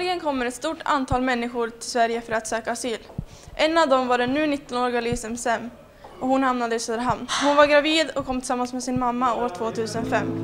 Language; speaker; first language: Swedish; native; Swedish